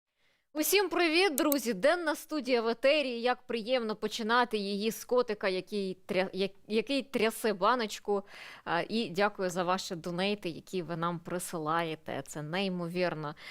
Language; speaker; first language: Ukrainian; native; Ukrainian